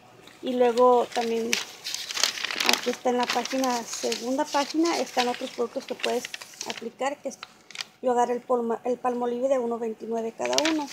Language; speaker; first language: Spanish; native; Spanish